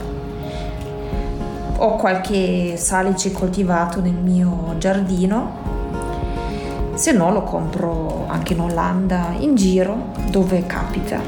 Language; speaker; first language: Italian; non-native, fluent; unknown